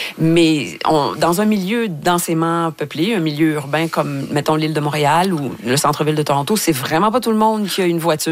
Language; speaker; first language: French; native; French